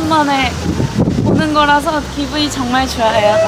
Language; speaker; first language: Korean; native; Korean